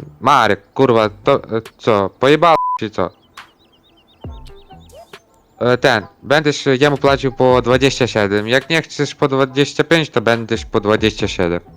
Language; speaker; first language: Polish; non-native, learner; Ukrainian